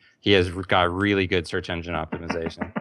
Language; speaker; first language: English; native; English